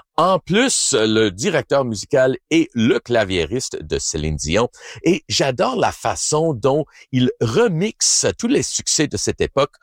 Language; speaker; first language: French; native; French